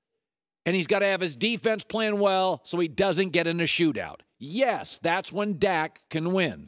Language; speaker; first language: English; native; English